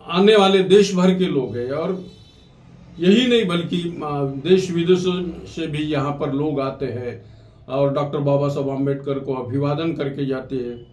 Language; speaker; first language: Hindi; non-native, local second language; Marathi